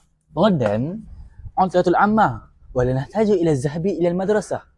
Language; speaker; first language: Arabic; non-native, learner; Malay